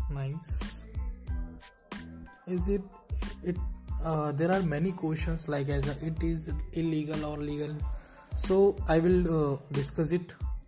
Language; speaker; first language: English; non-native, local second language; Hindi